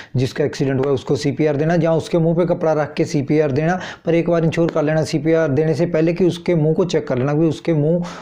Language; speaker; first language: Hindi; non-native, local second language; Punjabi